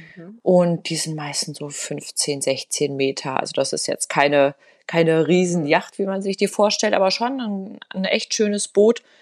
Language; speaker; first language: German; native; German